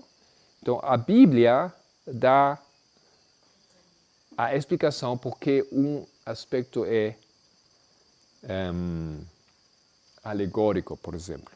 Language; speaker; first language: Portuguese; non-native, fluent; Spanish